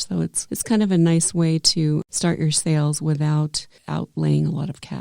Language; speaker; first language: English; native; English